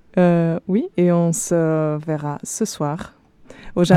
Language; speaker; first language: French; non-native, fluent; Portuguese